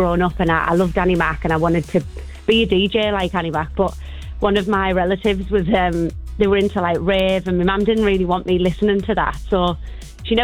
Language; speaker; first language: English; native; English